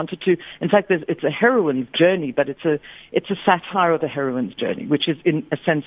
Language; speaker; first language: English; native; English